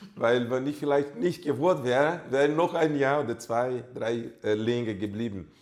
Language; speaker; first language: German; non-native, fluent; Portuguese